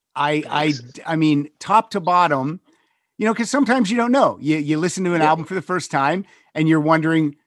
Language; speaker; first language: English; native; English